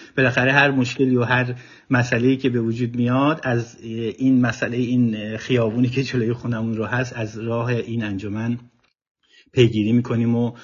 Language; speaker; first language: Persian; native; Persian